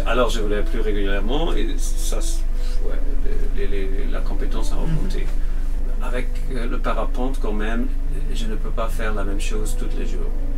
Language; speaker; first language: French; non-native, fluent; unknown